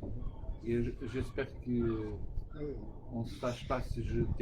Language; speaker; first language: French; non-native, fluent; Portuguese